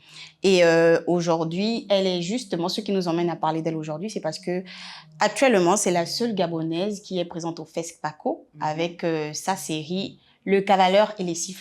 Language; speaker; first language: French; native; French